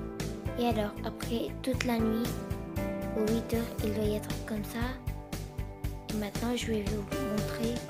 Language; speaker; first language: French; non-native, fluent; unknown